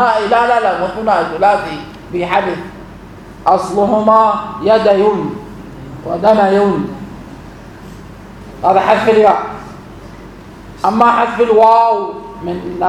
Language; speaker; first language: Arabic; native; Arabic